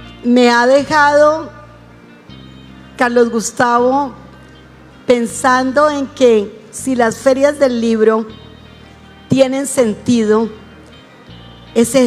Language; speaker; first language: Spanish; native; Spanish